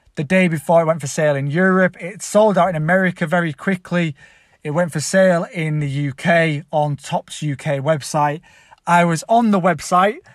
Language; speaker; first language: English; native; English